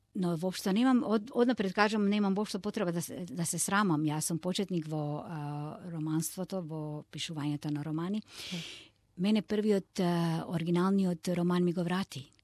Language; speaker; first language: Macedonian; non-native, local second language; Turkish